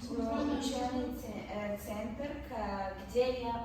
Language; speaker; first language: Russian; non-native, local second language; Tajik